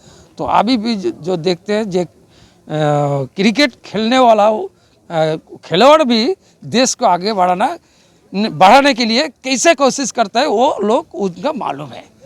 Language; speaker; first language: Hindi; non-native, local second language; Bangla